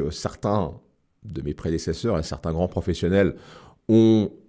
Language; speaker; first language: French; native; French